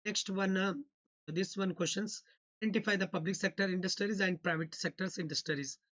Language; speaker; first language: English; non-native, local second language; Kannada